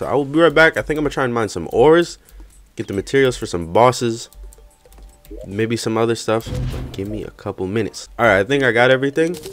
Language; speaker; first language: English; native; English